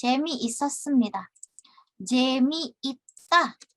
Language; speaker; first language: Korean; non-native, fluent; Indonesian